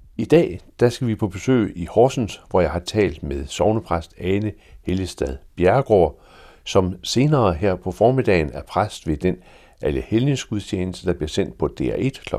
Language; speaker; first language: Danish; native; Danish